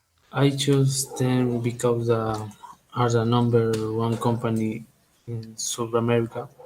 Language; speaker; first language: English; non-native, learner; Spanish